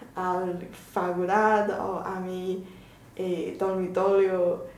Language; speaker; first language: Spanish; non-native, learner; Chinese